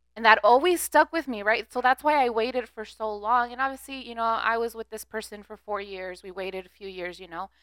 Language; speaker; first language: English; early bilingual, other home language; Spanish